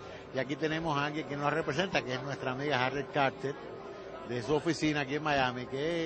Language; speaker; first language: Spanish; native; Spanish